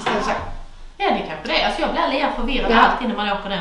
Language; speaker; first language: Swedish; native; Swedish